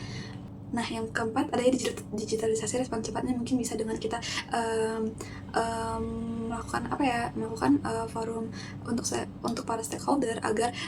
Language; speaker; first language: Indonesian; native; Indonesian